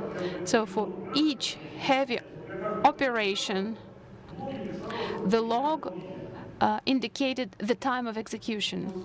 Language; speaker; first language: English; non-native, fluent; Russian